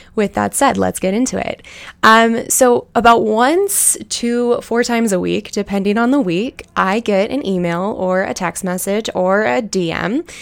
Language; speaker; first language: English; native; English